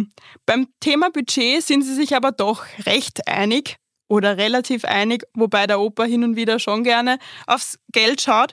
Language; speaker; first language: German; native; German